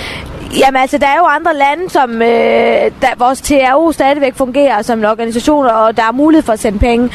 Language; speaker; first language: Danish; early bilingual, other home language; Tamil